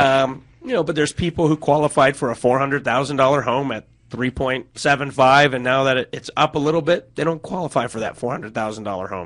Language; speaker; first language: English; native; English